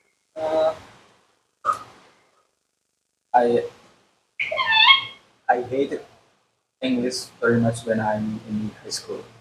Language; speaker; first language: English; non-native, local second language; Indonesian